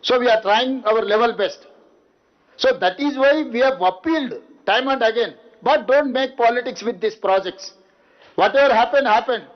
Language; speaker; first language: English; non-native, local second language; Telugu